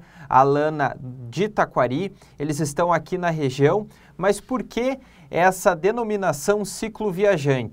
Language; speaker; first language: Portuguese; native; Portuguese